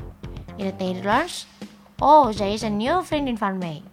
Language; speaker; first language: Dutch; non-native, fluent; Indonesian